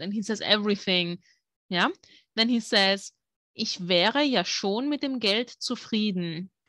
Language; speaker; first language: German; native; German